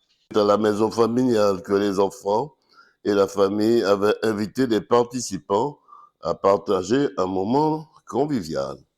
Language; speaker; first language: French; native; French